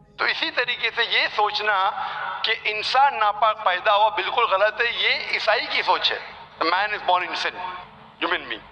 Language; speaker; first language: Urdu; non-native, local second language; Konkani